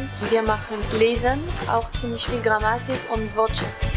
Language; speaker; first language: German; non-native, local second language; French